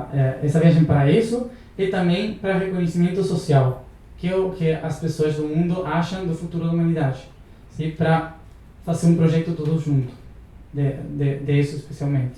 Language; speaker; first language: Portuguese; non-native, learner; Spanish